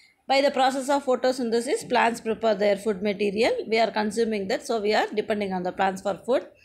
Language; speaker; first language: English; non-native, local second language; Tamil